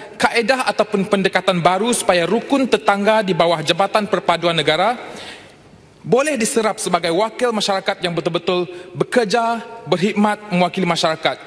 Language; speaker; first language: Malay; non-native, local second language; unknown